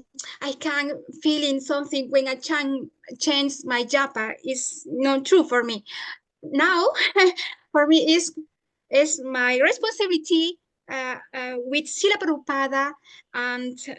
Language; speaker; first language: English; non-native, learner; Spanish